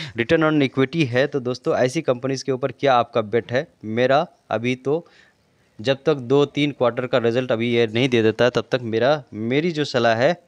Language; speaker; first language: Hindi; native; Hindi